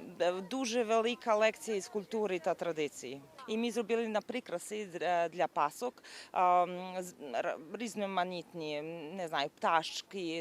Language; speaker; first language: Ukrainian; non-native, learner; Serbian